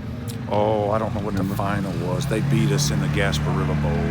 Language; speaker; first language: English; native; English